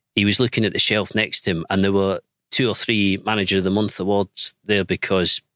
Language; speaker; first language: English; native; English